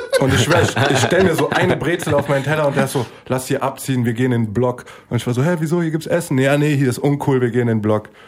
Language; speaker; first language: German; native; German